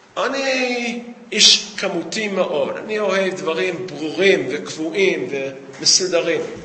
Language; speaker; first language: Hebrew; non-native, fluent; English